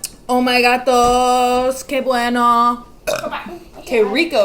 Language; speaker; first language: Spanish; non-native, learner; English